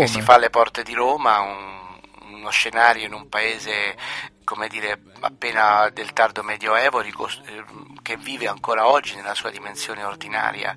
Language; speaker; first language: Italian; native; Italian